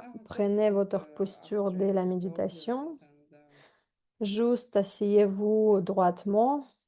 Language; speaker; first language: French; non-native, fluent; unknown